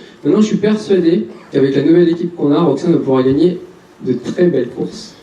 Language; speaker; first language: French; native; French